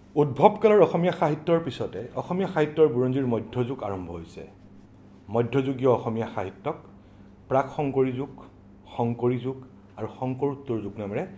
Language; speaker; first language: Assamese; native; Assamese